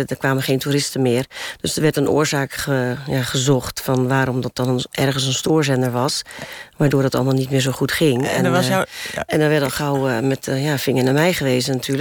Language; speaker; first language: Dutch; native; Dutch